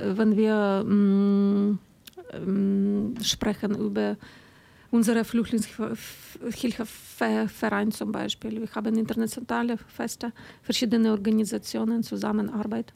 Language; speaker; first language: German; non-native, learner; Ukrainian